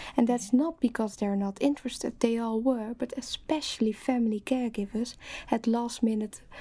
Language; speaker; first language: English; non-native, fluent; Dutch